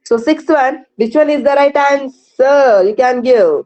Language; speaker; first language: English; non-native, local second language; Kannada